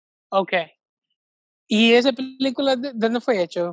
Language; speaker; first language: Spanish; early bilingual, heritage; Spanish